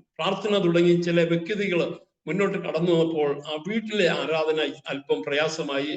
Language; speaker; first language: Malayalam; native; Malayalam